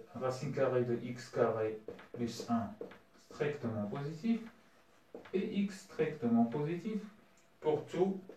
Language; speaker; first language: French; non-native, local second language; Arabic